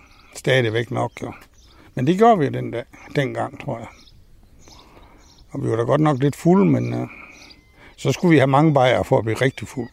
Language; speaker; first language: Danish; native; Danish